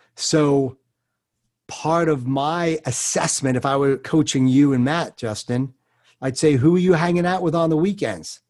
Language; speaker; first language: English; native; English